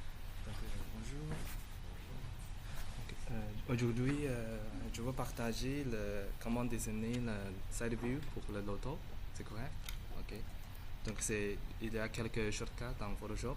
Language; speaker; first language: French; non-native, learner; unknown